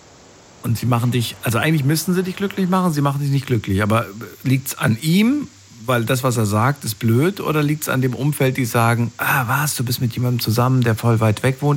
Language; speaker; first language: German; native; German